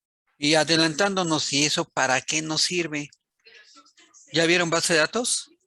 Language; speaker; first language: Spanish; native; Spanish